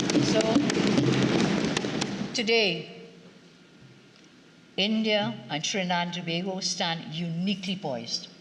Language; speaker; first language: English; native; English